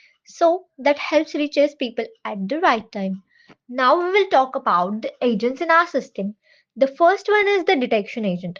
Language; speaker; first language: English; non-native, learner; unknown